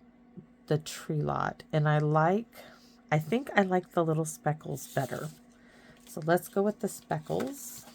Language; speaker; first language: English; native; English